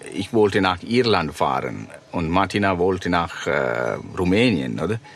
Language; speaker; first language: German; non-native, fluent; Sinhala